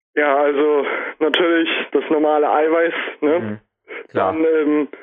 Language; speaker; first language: German; native; German